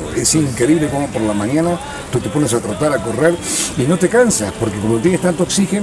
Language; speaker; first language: Spanish; native; Spanish